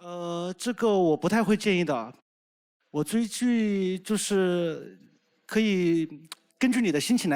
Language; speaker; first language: Chinese; native; Chinese